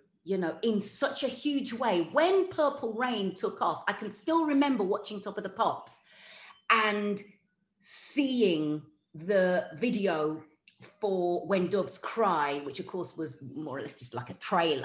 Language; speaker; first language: English; native; English